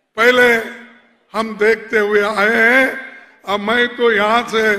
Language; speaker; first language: Hindi; non-native, local second language; Kannada